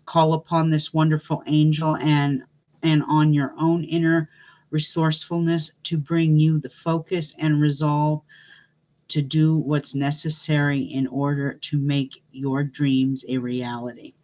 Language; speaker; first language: English; native; English